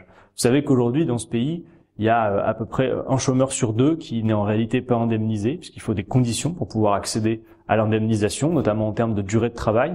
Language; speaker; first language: French; native; French